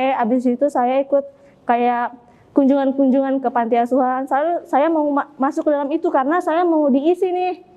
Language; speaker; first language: Indonesian; native; Indonesian